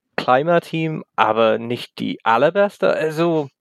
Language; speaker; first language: German; non-native, learner; English